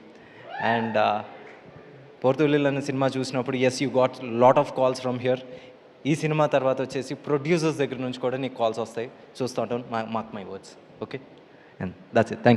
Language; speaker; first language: Telugu; native; Telugu